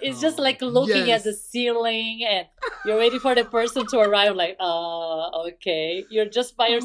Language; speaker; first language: English; non-native, fluent; Portuguese